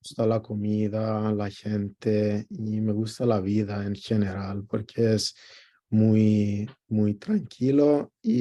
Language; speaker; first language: Spanish; non-native, learner; Greek